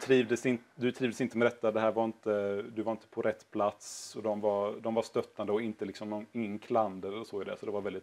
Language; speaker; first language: Swedish; native; Swedish